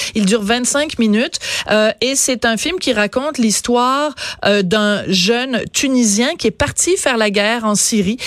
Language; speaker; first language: French; native; French